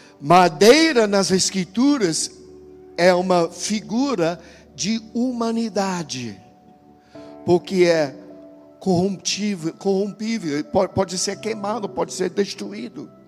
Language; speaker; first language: Portuguese; non-native, fluent; English